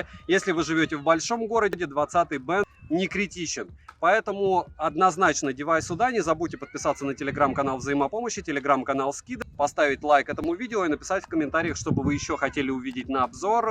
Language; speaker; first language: Russian; native; Russian